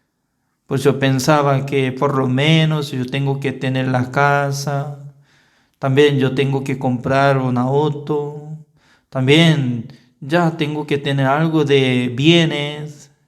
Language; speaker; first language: Spanish; non-native, learner; Korean